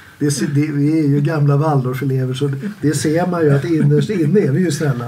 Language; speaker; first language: Swedish; native; Swedish